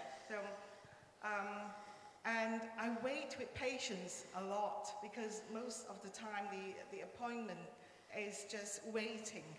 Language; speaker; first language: English; non-native, local second language; Cantonese